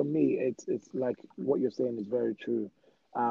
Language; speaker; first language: English; non-native, local second language; Akan